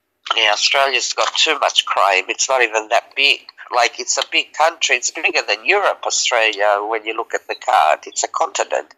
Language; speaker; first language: English; early bilingual, other home language; Serbian